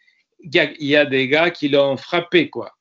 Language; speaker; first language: French; non-native, fluent; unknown